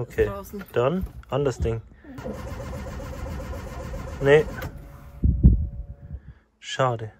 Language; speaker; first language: German; native; German